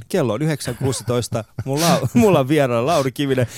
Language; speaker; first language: Finnish; non-native, fluent; Persian